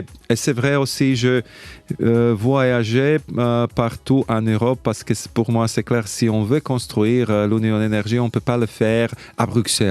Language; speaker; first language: French; non-native, fluent; Slovak